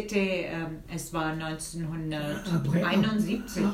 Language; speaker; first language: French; non-native, fluent; German